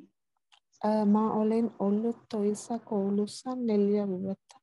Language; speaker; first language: Finnish; non-native, learner; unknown